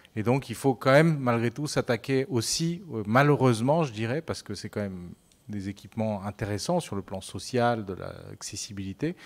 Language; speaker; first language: French; non-native, fluent; Spanish